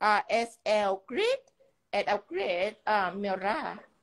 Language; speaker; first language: Spanish; non-native, learner; Vietnamese